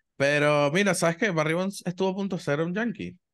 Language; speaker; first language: Spanish; native; Spanish